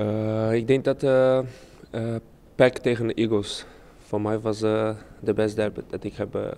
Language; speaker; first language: Dutch; non-native, learner; Portuguese